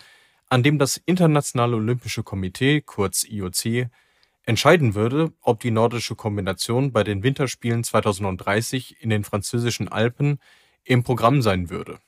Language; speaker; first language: German; native; German